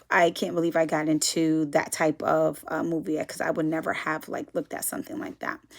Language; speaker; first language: English; native; English